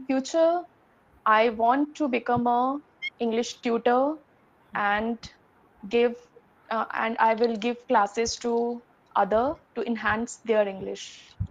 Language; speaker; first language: English; non-native, learner; Hindi